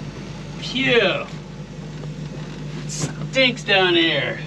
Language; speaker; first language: English; native; English